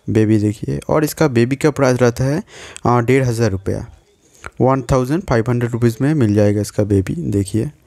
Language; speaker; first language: Hindi; non-native, local second language; Bangla